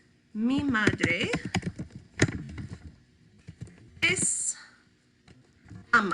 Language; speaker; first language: Spanish; non-native, fluent; English